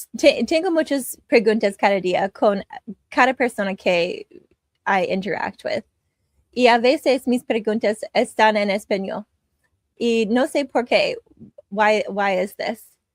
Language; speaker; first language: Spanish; non-native, learner; English